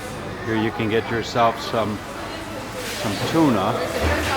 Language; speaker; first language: English; native; English